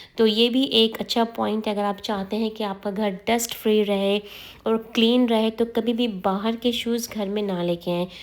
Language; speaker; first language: Urdu; native; Urdu